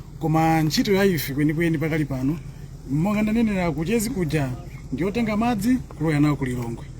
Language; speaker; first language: Nyanja; native; Nyanja